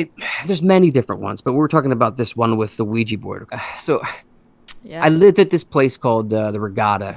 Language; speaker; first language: English; native; English